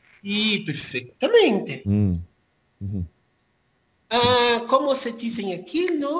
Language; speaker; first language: Portuguese; non-native, fluent; Spanish